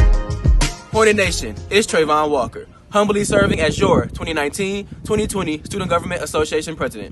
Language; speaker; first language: English; native; English